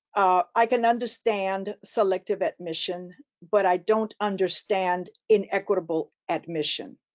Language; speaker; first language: English; early bilingual, other home language; Spanish